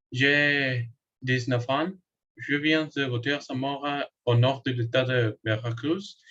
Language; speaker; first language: French; non-native, learner; Spanish